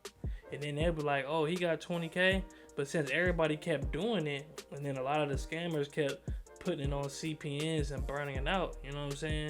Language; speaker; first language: English; native; English